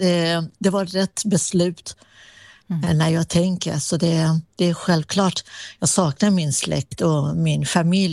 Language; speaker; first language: Swedish; non-native, fluent; Persian